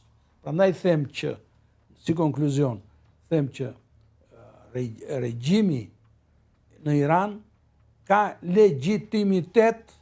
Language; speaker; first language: Albanian; native; Albanian